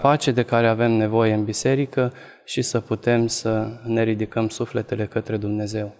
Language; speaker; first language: Romanian; non-native, local second language; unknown